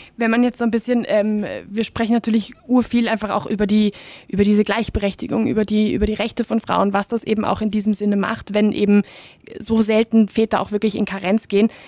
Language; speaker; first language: German; native; German